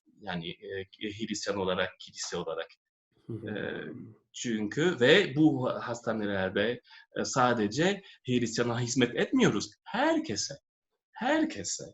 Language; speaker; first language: Turkish; non-native, fluent; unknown